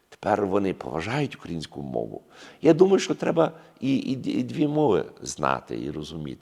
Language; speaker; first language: Ukrainian; early bilingual, heritage; Ukrainian